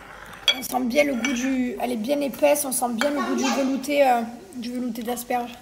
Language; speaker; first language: French; native; French